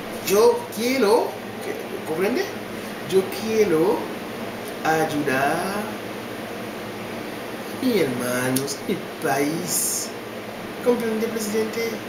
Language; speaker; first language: Spanish; non-native, learner; Haitian Creole